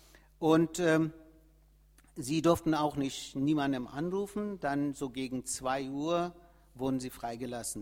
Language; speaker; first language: German; non-native, fluent; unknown